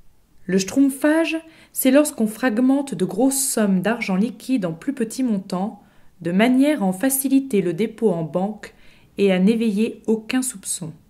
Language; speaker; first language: French; native; French